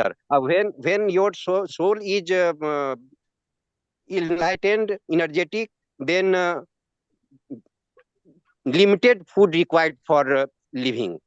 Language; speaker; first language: English; non-native, learner; Hindi